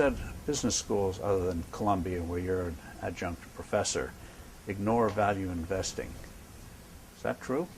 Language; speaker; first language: English; native; English